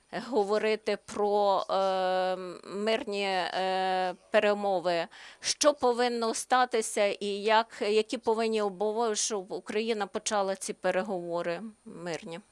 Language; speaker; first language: Ukrainian; non-native, learner; Slovenian